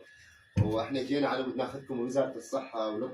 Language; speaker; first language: Arabic; native; Arabic